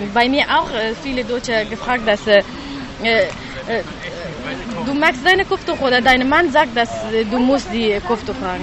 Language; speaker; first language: German; non-native, learner; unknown